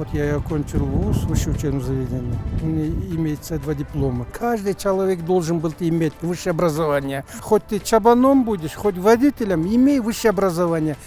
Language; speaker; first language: Russian; non-native, local second language; Kyrgyz